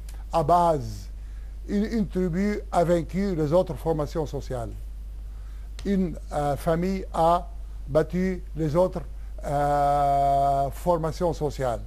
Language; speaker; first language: French; non-native, local second language; Arabic